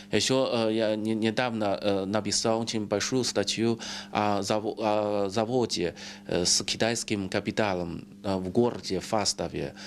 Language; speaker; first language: Russian; non-native, learner; Chinese